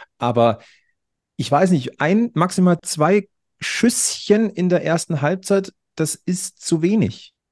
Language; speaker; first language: German; native; German